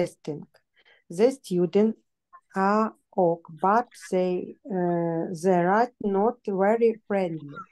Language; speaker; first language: English; non-native, learner; Russian